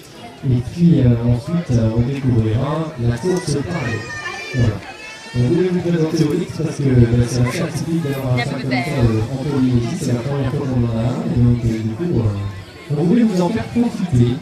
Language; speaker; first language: French; native; French